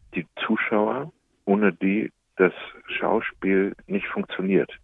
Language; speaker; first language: German; native; German